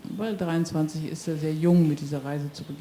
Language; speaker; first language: German; native; German